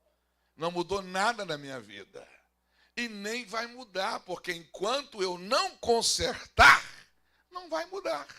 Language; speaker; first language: Portuguese; native; Portuguese